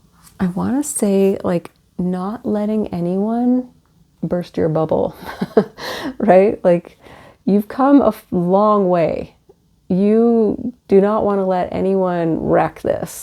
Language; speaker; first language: English; native; English